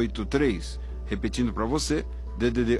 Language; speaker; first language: Portuguese; native; Portuguese